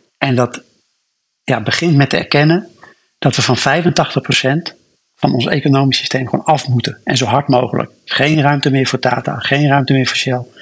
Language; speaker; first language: Dutch; native; Dutch